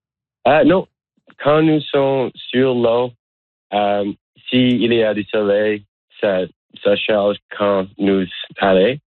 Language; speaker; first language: French; non-native, learner; English